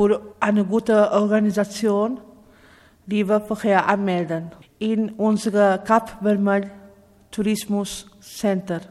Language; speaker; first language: German; non-native, learner; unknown